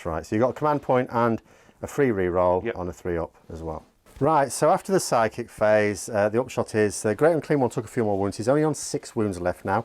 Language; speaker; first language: English; native; English